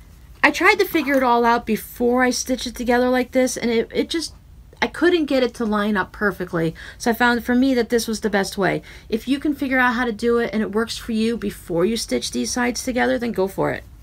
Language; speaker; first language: English; native; English